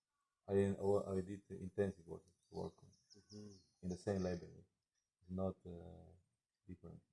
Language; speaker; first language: English; non-native, learner; Spanish